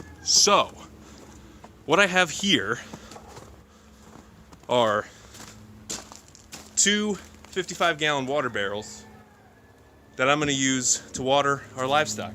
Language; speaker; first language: English; native; English